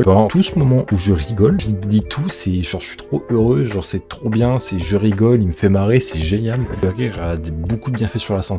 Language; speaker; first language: French; native; French